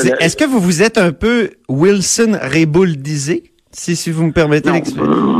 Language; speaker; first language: French; native; French